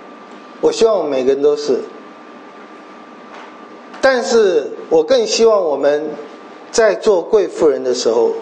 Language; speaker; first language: Chinese; native; Chinese